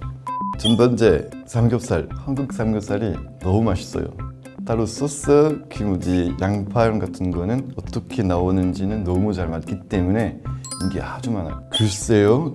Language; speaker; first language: Korean; non-native, fluent; French